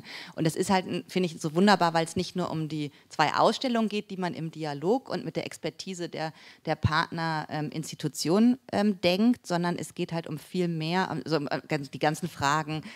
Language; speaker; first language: German; native; German